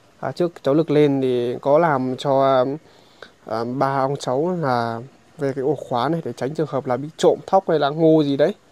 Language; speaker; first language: Vietnamese; native; Vietnamese